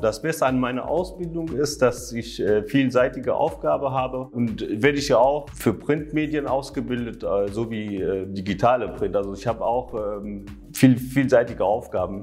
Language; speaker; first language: German; non-native, fluent; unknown